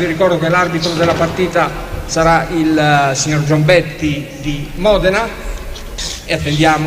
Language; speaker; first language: Italian; native; Italian